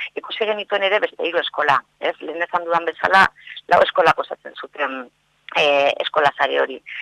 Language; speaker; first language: Basque; non-native, local second language; Spanish